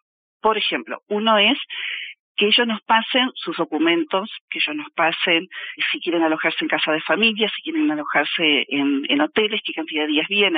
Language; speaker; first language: Spanish; native; Spanish